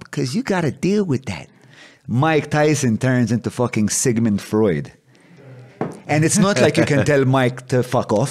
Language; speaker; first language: English; non-native, local second language; Maltese